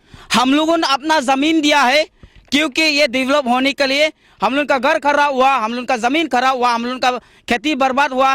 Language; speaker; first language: Hindi; non-native, local second language; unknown